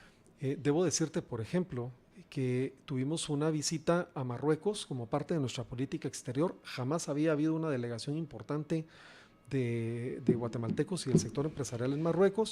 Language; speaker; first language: Spanish; native; Spanish